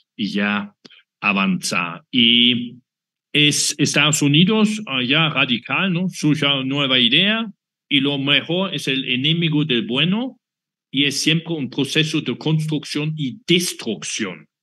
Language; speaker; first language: Spanish; non-native, fluent; German